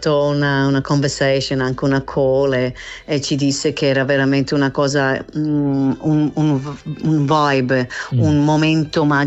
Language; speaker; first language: Italian; non-native, fluent; English